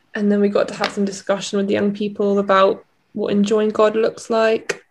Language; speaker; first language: English; native; English